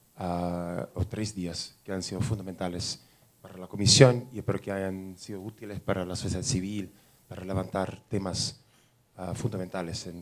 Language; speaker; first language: Spanish; non-native, fluent; English